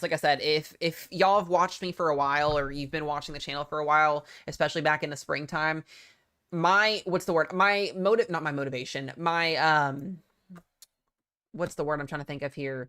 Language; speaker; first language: English; native; English